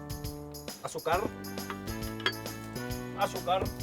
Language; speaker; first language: Spanish; native; Spanish